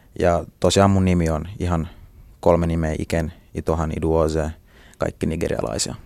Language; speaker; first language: Finnish; early bilingual, other home language; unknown